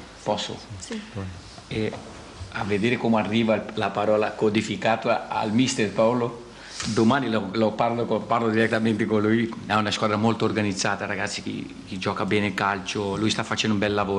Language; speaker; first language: Italian; non-native, fluent; Portuguese